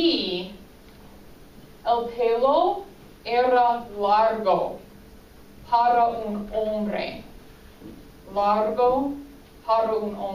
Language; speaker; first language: Spanish; non-native, fluent; English